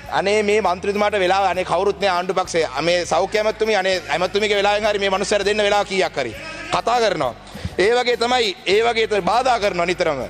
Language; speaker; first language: Sinhala; non-native, local second language; Tamil